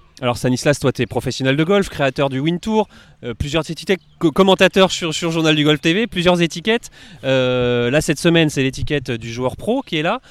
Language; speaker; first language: French; native; French